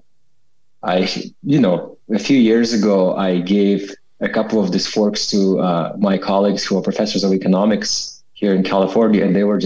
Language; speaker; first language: English; non-native, fluent; Russian